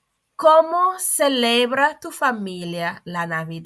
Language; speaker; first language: Spanish; non-native, fluent; English